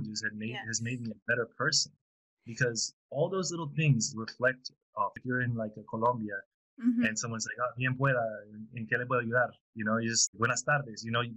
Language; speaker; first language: English; native; English